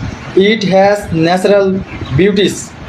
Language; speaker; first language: English; non-native, learner; Bangla